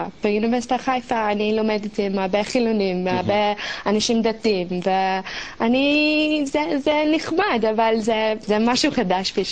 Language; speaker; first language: Hebrew; non-native, learner; English